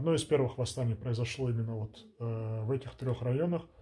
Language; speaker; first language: Russian; non-native, local second language; Lezghian